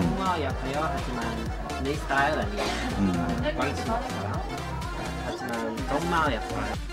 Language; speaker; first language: Korean; non-native, learner; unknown